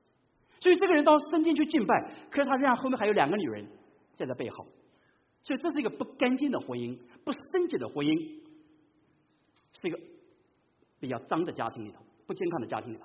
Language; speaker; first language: Chinese; native; Chinese